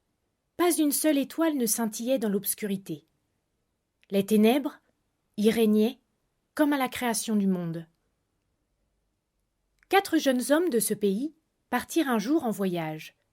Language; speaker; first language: French; native; French